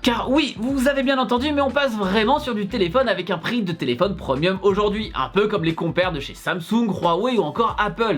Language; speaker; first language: French; native; French